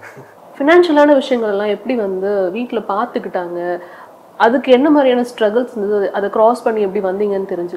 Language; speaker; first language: Tamil; native; Tamil